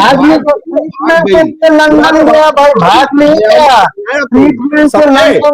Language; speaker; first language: Hindi; non-native, learner; Bangla